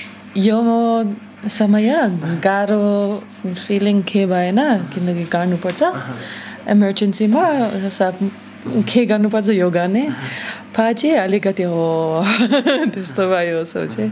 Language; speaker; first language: Nepali; non-native, learner; German